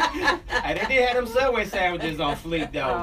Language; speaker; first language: English; native; English